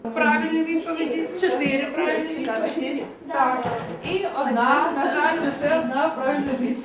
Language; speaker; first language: Ukrainian; non-native, local second language; Russian